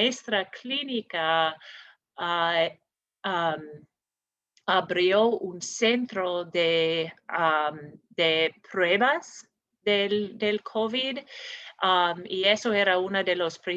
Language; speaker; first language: Spanish; non-native, fluent; English